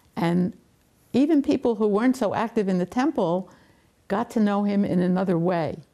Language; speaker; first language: English; native; English